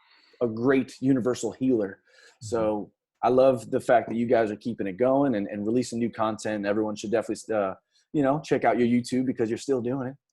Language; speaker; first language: English; native; English